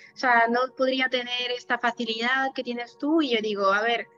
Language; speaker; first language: Spanish; non-native, fluent; Polish